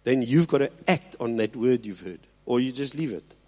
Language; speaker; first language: English; non-native, local second language; Afrikaans